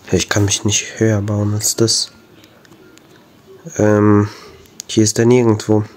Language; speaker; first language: German; native; German